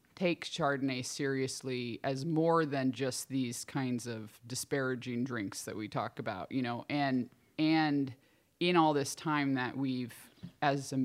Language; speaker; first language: English; native; English